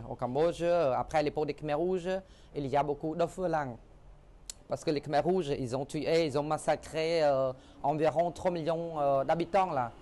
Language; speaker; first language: French; non-native, fluent; Khmer